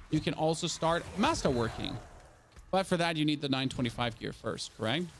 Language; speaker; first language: English; non-native, fluent; German